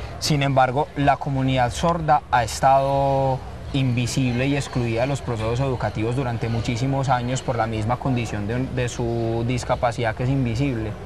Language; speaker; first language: Spanish; non-native, local second language; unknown